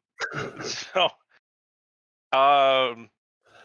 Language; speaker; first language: English; native; English